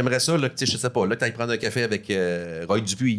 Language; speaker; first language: French; native; French